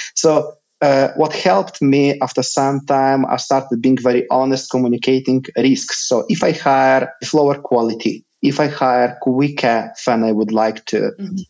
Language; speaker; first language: English; non-native, fluent; Lithuanian